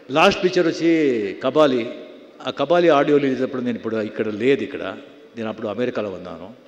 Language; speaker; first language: Telugu; non-native, local second language; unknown